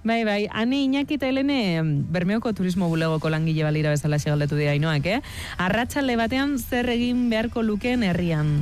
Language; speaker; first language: Basque; native; Basque